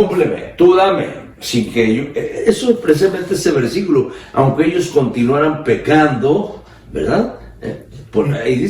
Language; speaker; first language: Spanish; native; Spanish